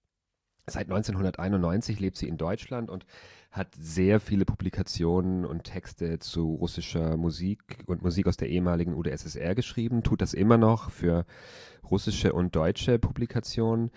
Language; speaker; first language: German; native; German